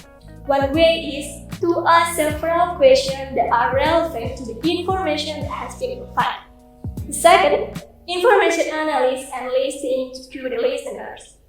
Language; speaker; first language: English; non-native, learner; Indonesian